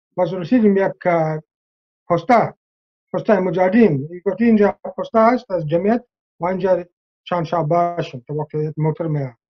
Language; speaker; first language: Persian; non-native, learner; English